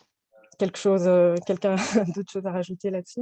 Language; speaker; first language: French; native; French